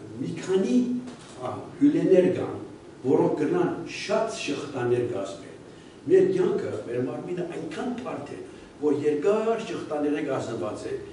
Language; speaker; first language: Armenian; early bilingual, heritage; Armenian